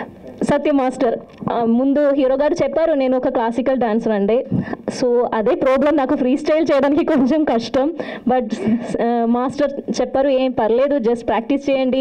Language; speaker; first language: Telugu; non-native, learner; Malayalam